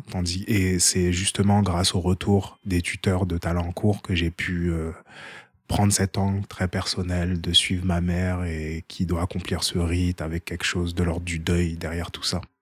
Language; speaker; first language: French; early bilingual, other home language; Haitian Creole